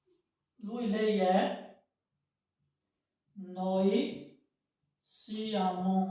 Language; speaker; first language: Italian; non-native, fluent; Urdu